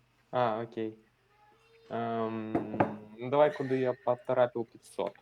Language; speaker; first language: Belarusian; non-native, local second language; Russian